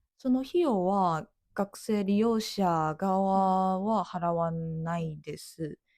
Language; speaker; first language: Japanese; non-native, fluent; Chinese